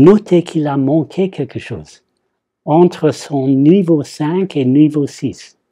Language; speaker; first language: French; non-native, fluent; English